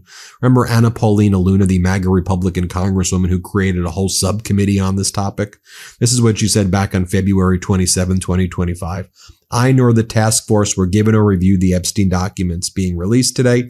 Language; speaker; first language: English; native; English